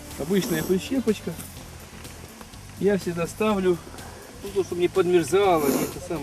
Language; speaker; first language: Russian; non-native, local second language; Ukrainian